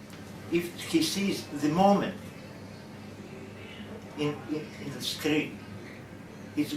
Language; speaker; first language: English; non-native, learner; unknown